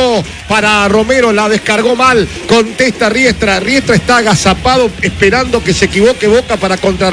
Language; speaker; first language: Spanish; native; Spanish